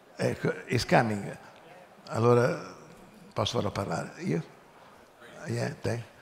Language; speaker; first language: Italian; native; Italian